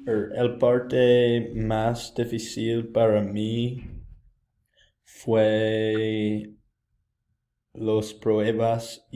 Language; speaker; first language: Spanish; non-native, learner; English